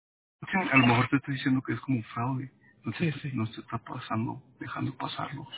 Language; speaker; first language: Spanish; early bilingual, heritage; Spanish